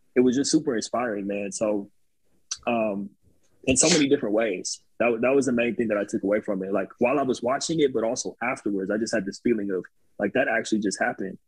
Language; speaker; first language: English; native; English